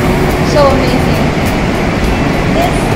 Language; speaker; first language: English; non-native, learner; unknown